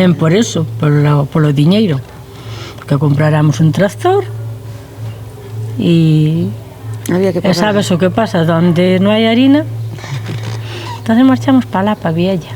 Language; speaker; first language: Galician; native; Galician